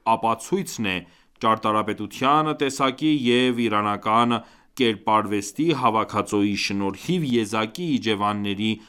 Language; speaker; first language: Armenian; early bilingual, heritage; Armenian